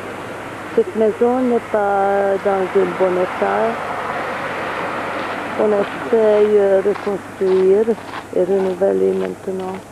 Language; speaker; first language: French; non-native, fluent; Hungarian